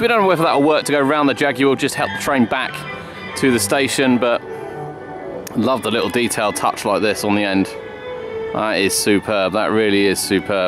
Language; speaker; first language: English; native; English